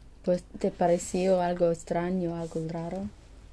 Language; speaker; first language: Spanish; non-native, learner; English